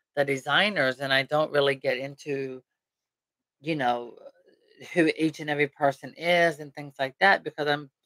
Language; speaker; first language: English; early bilingual, other home language; Spanish